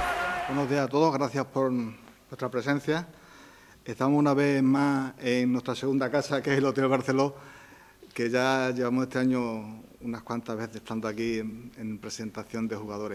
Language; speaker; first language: Spanish; native; Spanish